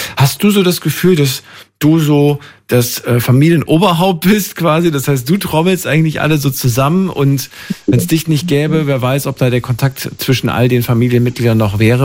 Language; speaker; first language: German; native; German